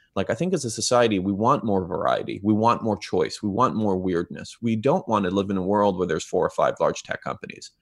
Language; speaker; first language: English; non-native, fluent; Hebrew